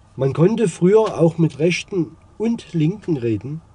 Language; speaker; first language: German; native; German